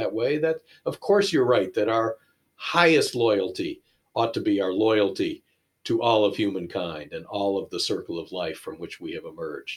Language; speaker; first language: English; native; English